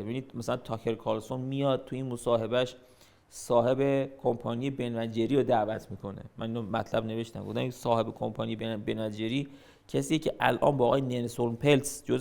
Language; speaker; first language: Persian; native; Persian